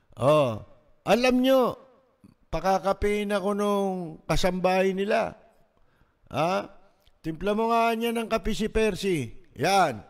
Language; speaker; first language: Filipino; native; Filipino